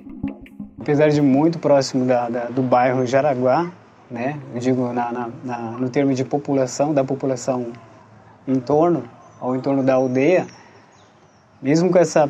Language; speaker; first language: Portuguese; non-native, local second language; Guarani